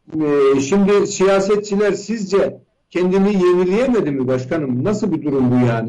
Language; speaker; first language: Turkish; native; Turkish